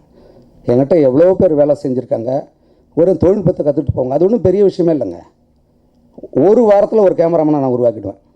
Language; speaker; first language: Tamil; native; Tamil